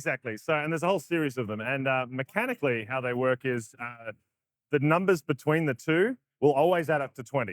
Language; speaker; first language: English; native; English